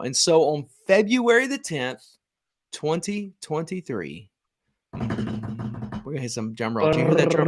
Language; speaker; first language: English; native; English